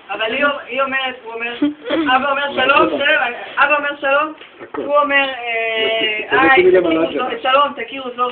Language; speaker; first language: Hebrew; native; Hebrew